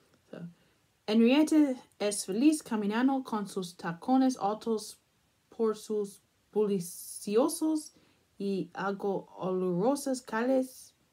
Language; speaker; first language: Spanish; non-native, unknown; English